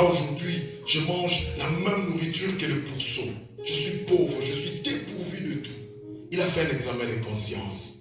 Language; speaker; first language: French; non-native, local second language; Lingala